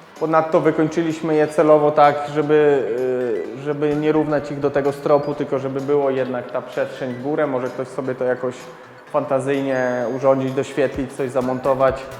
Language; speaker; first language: Polish; native; Polish